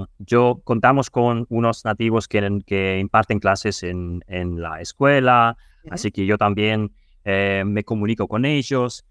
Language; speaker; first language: Spanish; non-native, fluent; Ukrainian